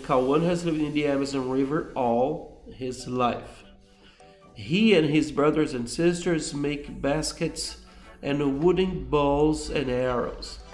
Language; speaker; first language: English; non-native, fluent; Portuguese